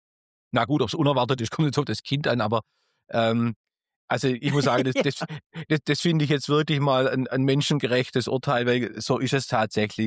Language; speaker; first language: German; native; German